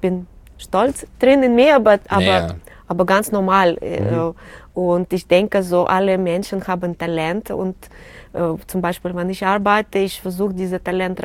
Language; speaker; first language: German; non-native, learner; Russian